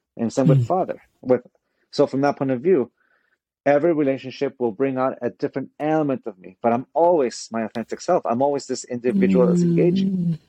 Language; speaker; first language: English; native; English